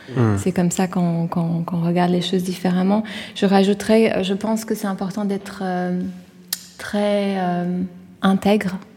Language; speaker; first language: French; early bilingual, other home language; Persian